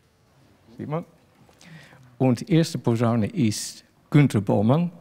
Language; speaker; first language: German; non-native, fluent; Dutch